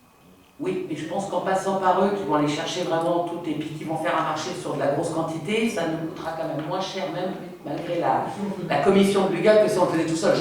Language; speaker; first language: French; native; French